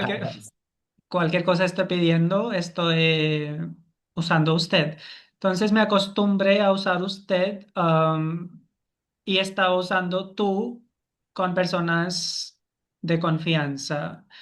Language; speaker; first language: Spanish; non-native, fluent; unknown